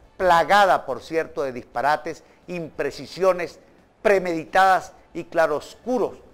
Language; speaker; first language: Spanish; native; Spanish